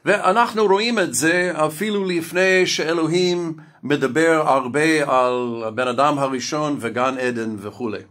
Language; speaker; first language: Hebrew; non-native, fluent; English